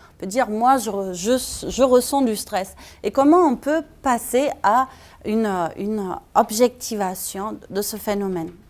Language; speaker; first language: French; non-native, fluent; German